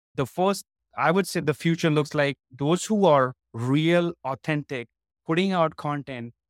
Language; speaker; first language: English; non-native, local second language; Hindi